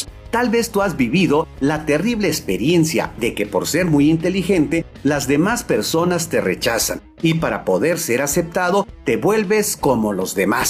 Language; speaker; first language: Spanish; native; Spanish